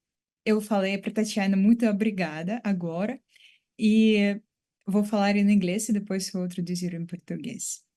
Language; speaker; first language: Portuguese; non-native, fluent; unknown